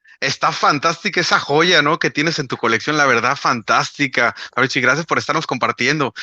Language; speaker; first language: Spanish; native; Spanish